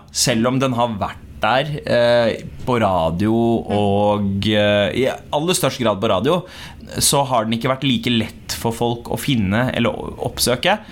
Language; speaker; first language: Norwegian; early bilingual, other home language; Punjabi